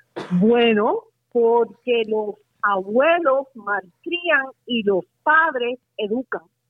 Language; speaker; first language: Spanish; native; Spanish